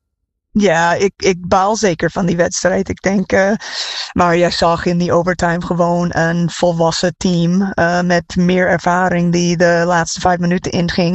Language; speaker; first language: Dutch; non-native, fluent; English